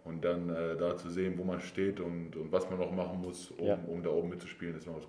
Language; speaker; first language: German; native; German